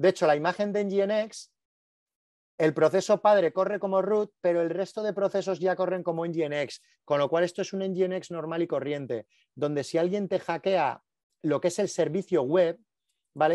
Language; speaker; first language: Spanish; native; Spanish